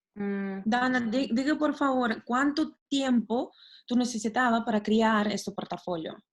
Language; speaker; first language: Spanish; non-native, learner; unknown